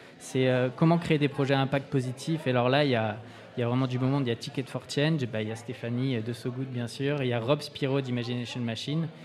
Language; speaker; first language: French; native; French